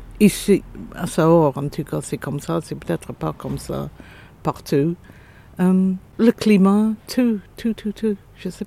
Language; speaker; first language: French; non-native, fluent; English